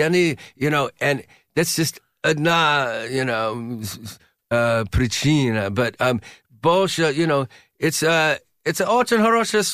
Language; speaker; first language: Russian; non-native, learner; English